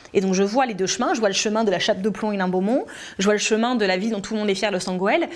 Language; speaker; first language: French; native; French